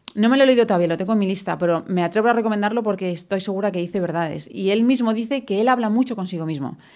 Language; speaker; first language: Spanish; native; Spanish